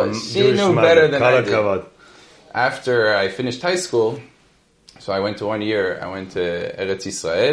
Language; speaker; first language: English; native; English